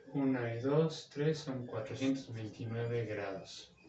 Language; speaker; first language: Spanish; native; Spanish